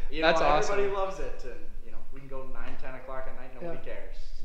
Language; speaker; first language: English; native; English